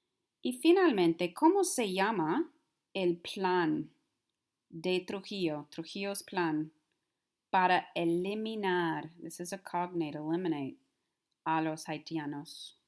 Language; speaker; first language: Spanish; non-native, fluent; English